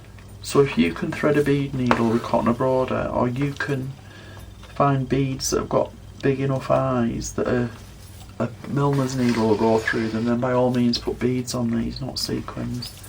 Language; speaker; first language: English; native; English